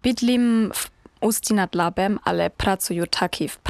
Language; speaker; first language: Czech; non-native, learner; German